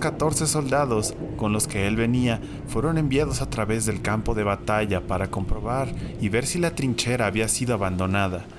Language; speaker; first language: Spanish; native; Spanish